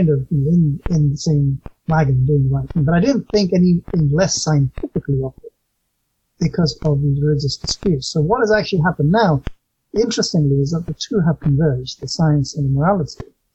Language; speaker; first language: English; native; English